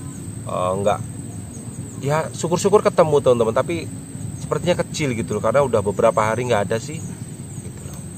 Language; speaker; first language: Indonesian; native; Indonesian